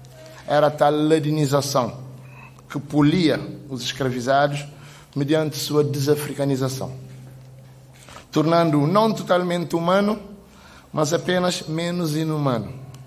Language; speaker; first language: Portuguese; non-native, local second language; Kabuverdianu